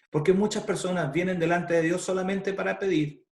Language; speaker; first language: Spanish; native; Spanish